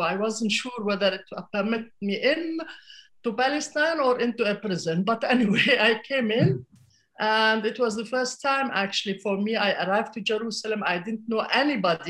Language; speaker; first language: English; non-native, fluent; Arabic